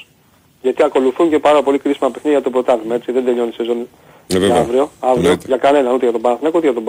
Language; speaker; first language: Greek; native; Greek